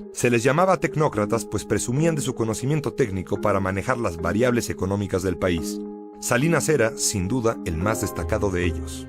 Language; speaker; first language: Spanish; native; Spanish